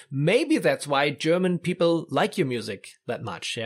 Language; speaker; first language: English; non-native, fluent; German